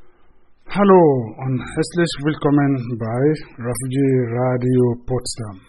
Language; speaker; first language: German; non-native, fluent; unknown